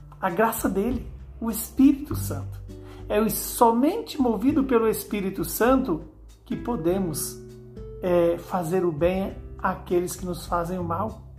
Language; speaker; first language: Portuguese; native; Portuguese